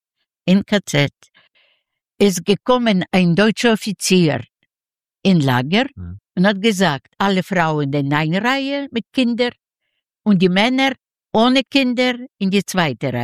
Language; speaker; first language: German; non-native, learner; Yiddish